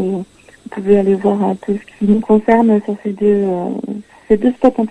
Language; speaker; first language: French; native; French